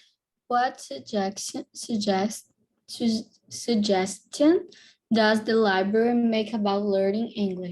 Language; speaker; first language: English; non-native, learner; Portuguese